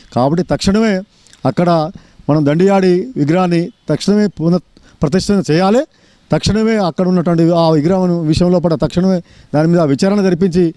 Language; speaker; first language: Telugu; non-native, local second language; Lambadi